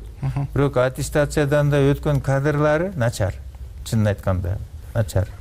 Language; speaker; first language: Kyrgyz; native; Kyrgyz